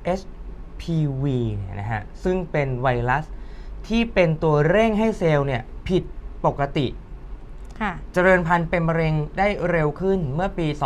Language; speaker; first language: Thai; native; Thai